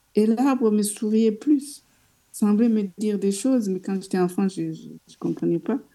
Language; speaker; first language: French; non-native, local second language; Rundi